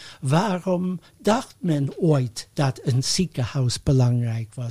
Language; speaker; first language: Dutch; non-native, fluent; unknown